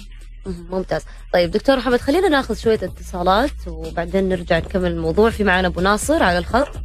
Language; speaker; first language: Arabic; native; Arabic